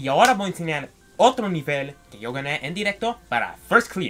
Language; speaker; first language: Spanish; early bilingual, heritage; Spanish